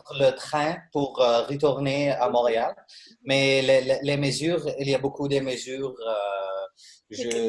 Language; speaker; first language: French; non-native, learner; Arabic